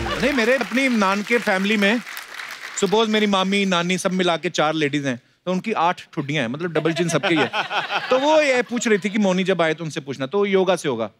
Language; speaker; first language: Hindi; non-native, local second language; Punjabi